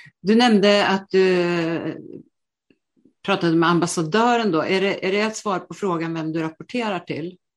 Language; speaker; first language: Swedish; native; Swedish